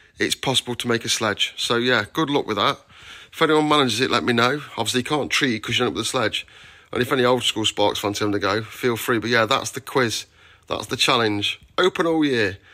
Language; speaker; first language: English; native; English